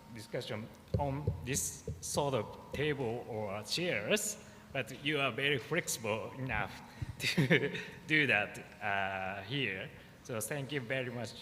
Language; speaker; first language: English; non-native, fluent; Japanese